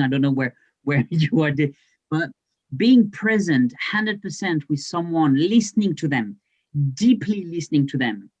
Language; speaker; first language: English; non-native, fluent; French